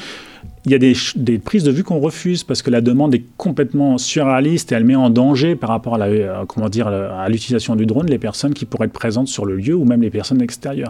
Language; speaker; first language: French; native; French